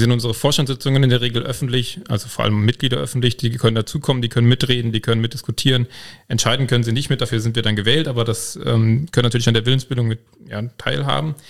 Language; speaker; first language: German; native; German